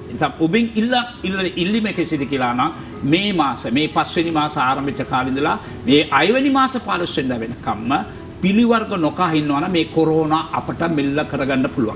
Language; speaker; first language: Sinhala; non-native, local second language; Tamil